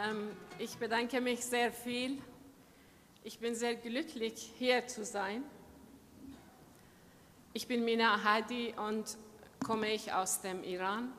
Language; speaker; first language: German; non-native, learner; Persian